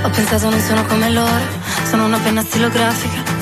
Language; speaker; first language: Italian; native; Italian